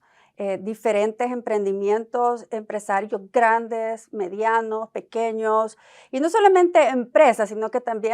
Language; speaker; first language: Spanish; native; Spanish